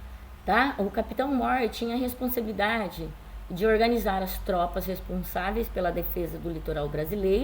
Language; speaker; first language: Portuguese; native; Portuguese